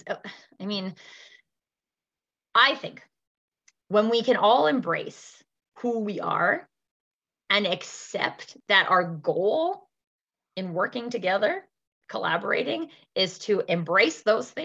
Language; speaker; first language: English; native; English